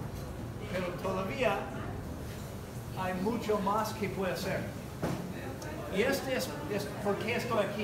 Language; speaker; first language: Spanish; non-native, learner; English